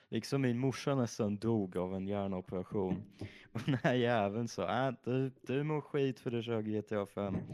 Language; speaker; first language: Swedish; early bilingual, other home language; German